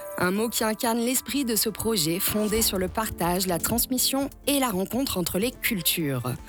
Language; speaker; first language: French; native; French